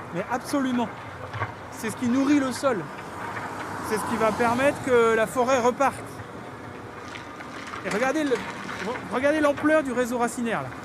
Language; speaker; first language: French; native; French